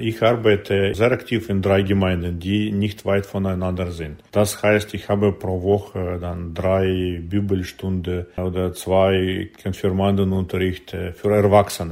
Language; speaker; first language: German; non-native, learner; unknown